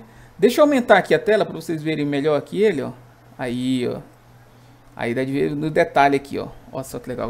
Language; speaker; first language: Portuguese; native; Portuguese